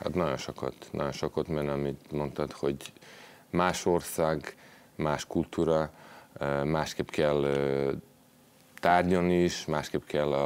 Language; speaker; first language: Hungarian; non-native, fluent; Serbian